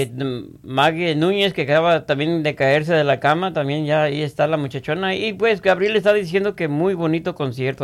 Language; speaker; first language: Spanish; native; Spanish